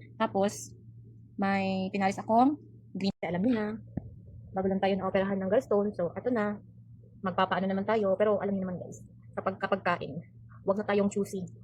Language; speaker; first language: Filipino; non-native, local second language; Cebuano